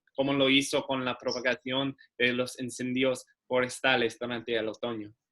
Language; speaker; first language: Spanish; non-native, learner; English